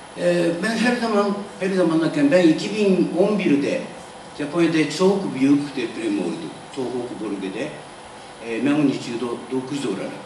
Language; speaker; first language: Turkish; non-native, learner; Japanese